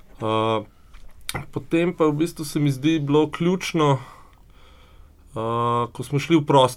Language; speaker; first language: Slovenian; native; Slovenian